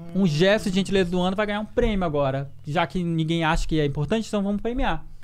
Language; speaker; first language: Portuguese; native; Portuguese